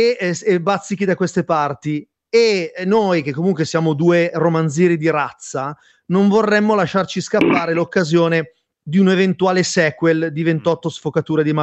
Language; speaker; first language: Italian; native; Italian